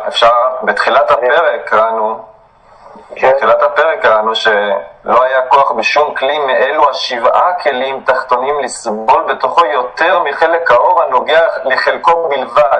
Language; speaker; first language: Hebrew; native; Hebrew